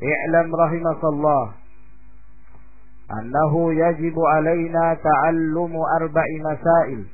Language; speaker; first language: Arabic; non-native, fluent; Indonesian